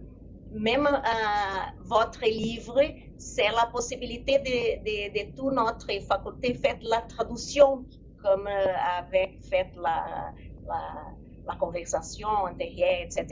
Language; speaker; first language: French; non-native, learner; Portuguese